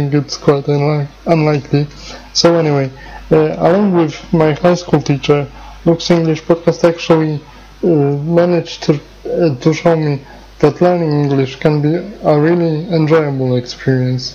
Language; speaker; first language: English; non-native, fluent; Polish